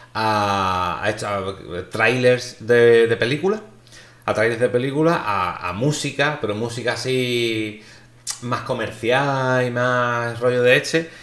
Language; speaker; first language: Spanish; native; Spanish